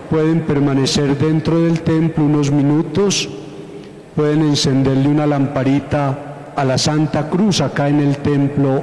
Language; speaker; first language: Spanish; native; Spanish